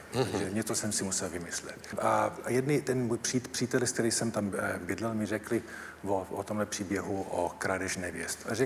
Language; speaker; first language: Czech; early bilingual, heritage; Czech